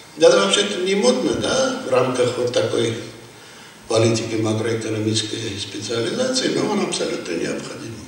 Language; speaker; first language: Russian; non-native, local second language; Armenian